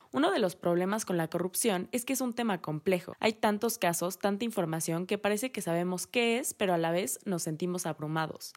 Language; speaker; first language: Spanish; native; Spanish